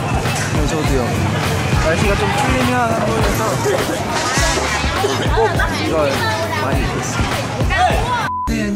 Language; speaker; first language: Korean; early bilingual, heritage; Korean